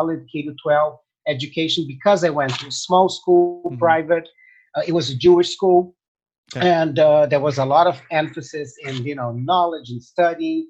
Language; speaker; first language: English; non-native, fluent; Portuguese